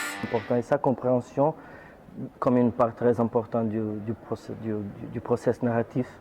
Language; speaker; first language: French; non-native, fluent; Portuguese